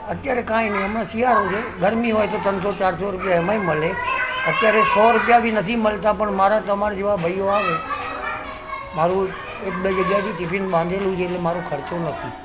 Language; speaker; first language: Gujarati; non-native, local second language; Sindhi